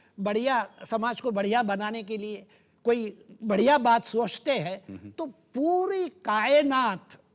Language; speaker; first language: Hindi; non-native, local second language; Gujarati